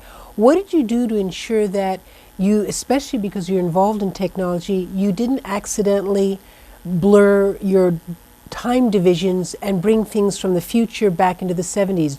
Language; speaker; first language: English; native; English